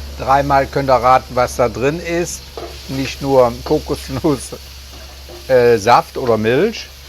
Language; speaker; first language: German; native; German